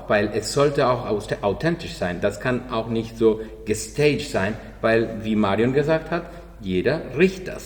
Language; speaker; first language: German; non-native, learner; Spanish